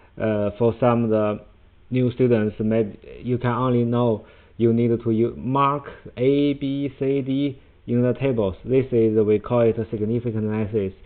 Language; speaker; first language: English; non-native, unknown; Chinese